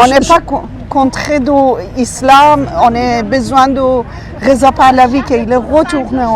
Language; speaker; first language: French; non-native, fluent; Persian